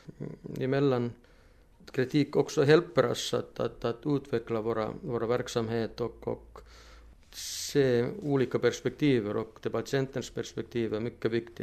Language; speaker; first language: Swedish; non-native, fluent; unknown